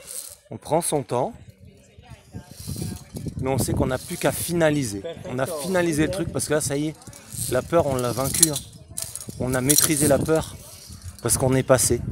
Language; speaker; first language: French; native; French